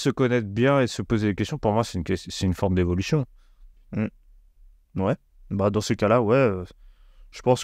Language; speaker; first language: French; native; French